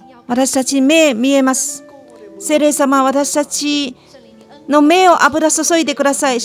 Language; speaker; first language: Japanese; non-native, fluent; Chinese